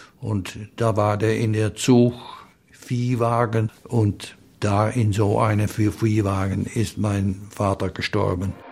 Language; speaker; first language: German; non-native, learner; Dutch